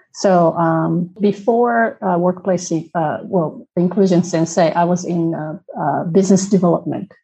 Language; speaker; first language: English; non-native, fluent; Japanese